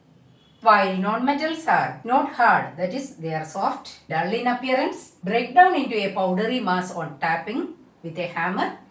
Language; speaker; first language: English; non-native, local second language; Malayalam